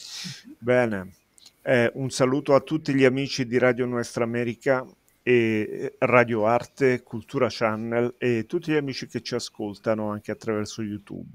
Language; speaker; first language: Spanish; non-native, fluent; Italian